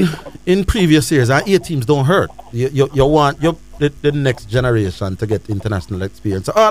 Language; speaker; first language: English; native; English